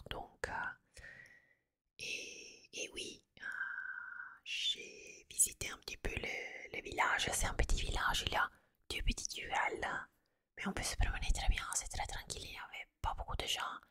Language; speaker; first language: French; non-native, fluent; Italian